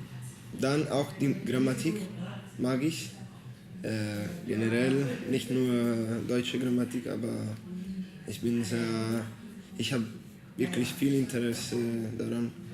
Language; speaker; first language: German; non-native, fluent; Italian